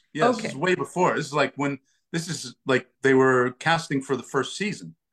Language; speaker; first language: English; early bilingual, other home language; Italian